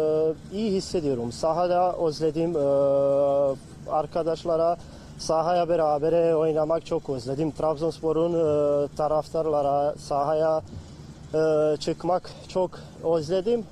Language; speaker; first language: Turkish; non-native, learner; Bosnian